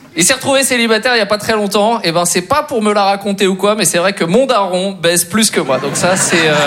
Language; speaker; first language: French; native; French